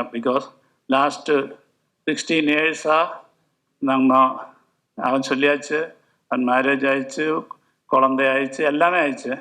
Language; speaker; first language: Tamil; non-native, local second language; Malayalam